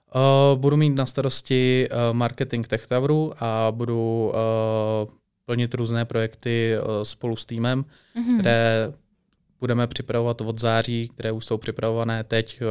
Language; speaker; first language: Czech; native; Czech